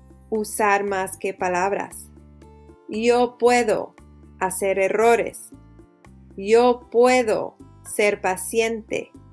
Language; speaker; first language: Spanish; non-native, fluent; English